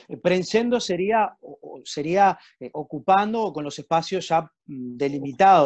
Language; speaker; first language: Spanish; native; Spanish